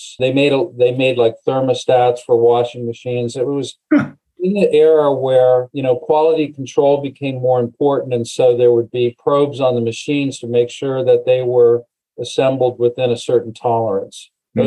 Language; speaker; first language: English; native; English